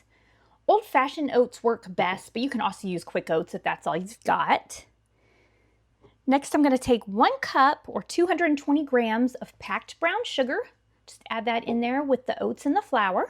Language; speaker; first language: English; native; English